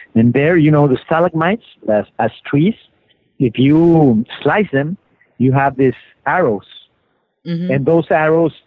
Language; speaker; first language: English; non-native, fluent; Spanish